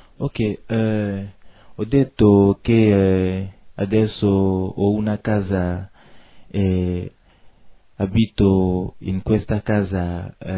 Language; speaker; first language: Italian; non-native, learner; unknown